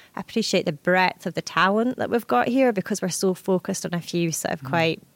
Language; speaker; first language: English; native; English